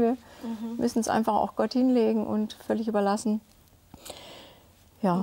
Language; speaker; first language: German; native; German